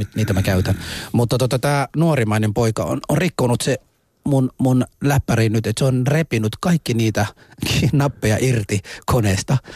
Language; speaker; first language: Finnish; non-native, fluent; Somali